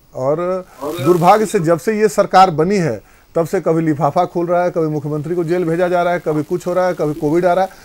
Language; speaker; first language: Hindi; native; Hindi